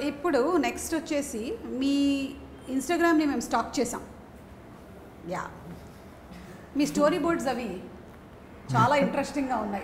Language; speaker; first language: Telugu; native; Telugu